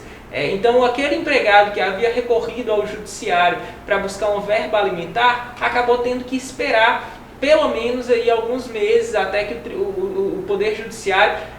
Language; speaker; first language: Portuguese; native; Portuguese